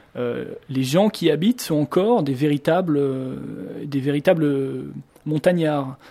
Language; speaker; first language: French; native; French